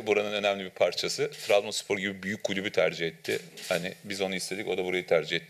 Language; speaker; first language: Turkish; native; Turkish